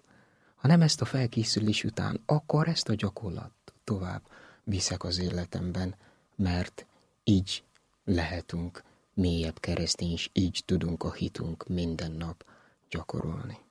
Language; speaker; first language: Hungarian; non-native, learner; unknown